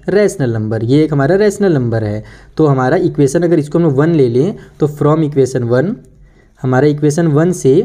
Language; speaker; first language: Hindi; native; Hindi